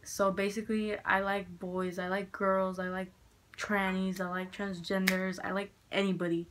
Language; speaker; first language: English; native; English